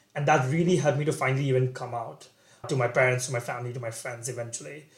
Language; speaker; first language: English; non-native, local second language; Bangla